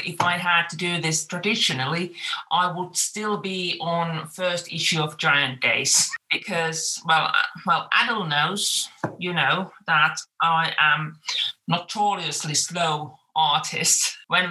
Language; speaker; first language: English; non-native, fluent; Finnish